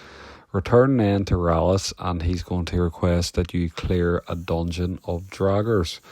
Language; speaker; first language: English; native; English